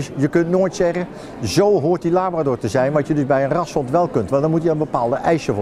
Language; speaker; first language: Dutch; native; Dutch